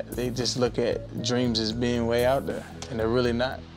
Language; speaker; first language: English; native; English